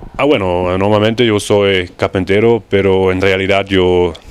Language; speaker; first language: Spanish; non-native, learner; German